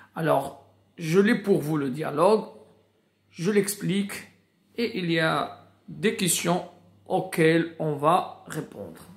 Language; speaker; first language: French; non-native, local second language; Arabic